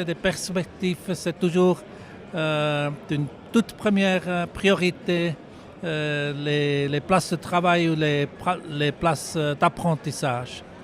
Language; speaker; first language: French; non-native, local second language; German